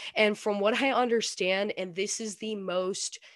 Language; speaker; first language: English; native; English